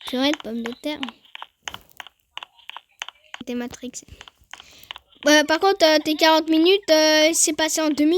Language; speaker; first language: French; native; French